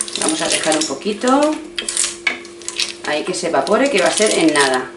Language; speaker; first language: Spanish; native; Spanish